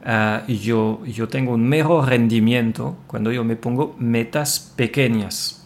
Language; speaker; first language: Spanish; non-native, fluent; French